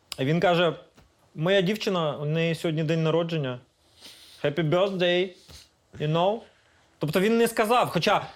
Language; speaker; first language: Ukrainian; non-native, local second language; Russian